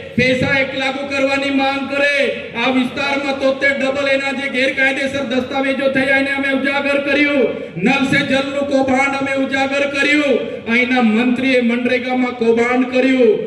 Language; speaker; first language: Gujarati; non-native, local second language; Vasavi